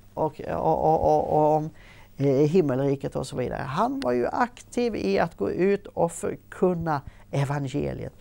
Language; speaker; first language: Swedish; native; Swedish